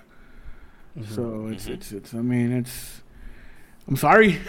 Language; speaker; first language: English; early bilingual, other home language; Spanish